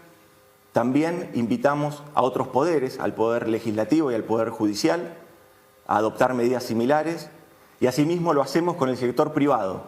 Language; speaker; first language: Spanish; native; Spanish